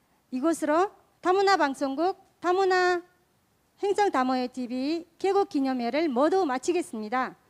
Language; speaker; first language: Korean; non-native, fluent; Kazakh